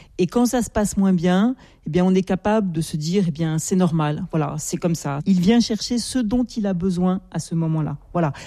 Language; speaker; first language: French; native; French